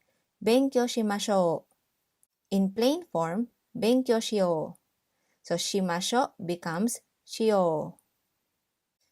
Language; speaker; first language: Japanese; non-native, fluent; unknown